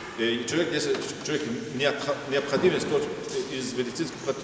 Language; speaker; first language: Russian; non-native, fluent; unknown